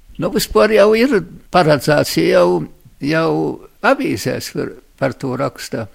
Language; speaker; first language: Latvian; native; Latvian